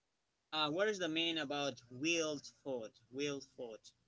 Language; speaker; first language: English; non-native, learner; Spanish